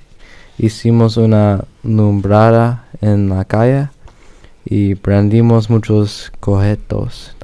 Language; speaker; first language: Spanish; early bilingual, other home language; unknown